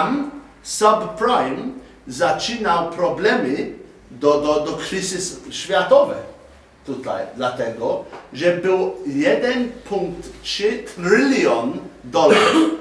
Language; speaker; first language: Polish; non-native, learner; English